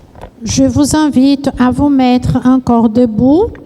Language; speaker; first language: French; non-native, fluent; Portuguese